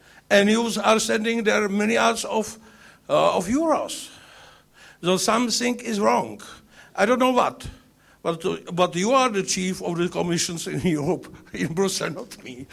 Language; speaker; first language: English; non-native, learner; Czech